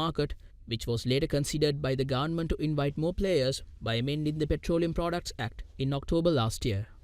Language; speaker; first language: English; non-native, local second language; Sinhala